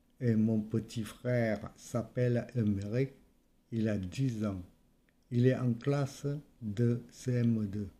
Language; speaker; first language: French; non-native, fluent; Vietnamese